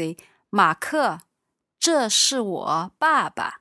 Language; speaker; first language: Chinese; non-native, learner; English